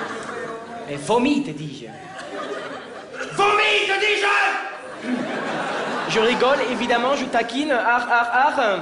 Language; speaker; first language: French; native; French